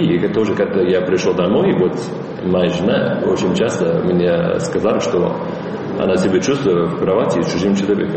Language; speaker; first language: Russian; non-native, fluent; English